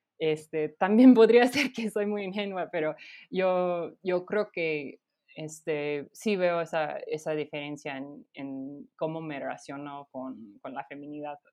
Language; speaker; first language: Spanish; non-native, fluent; English